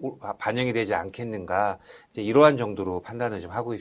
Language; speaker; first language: Korean; native; Korean